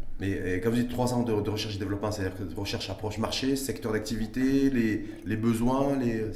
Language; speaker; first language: French; non-native, local second language; Arabic